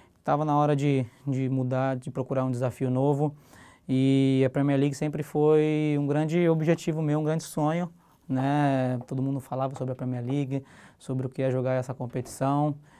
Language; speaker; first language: Portuguese; native; Portuguese